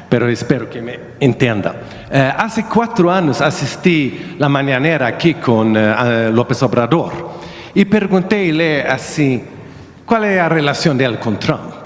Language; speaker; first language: Spanish; non-native, learner; Swedish